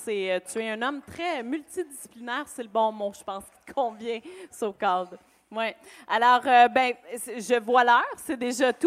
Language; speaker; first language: French; native; French